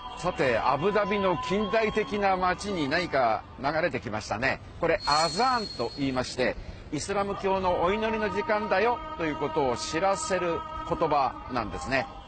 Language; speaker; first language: Japanese; native; Japanese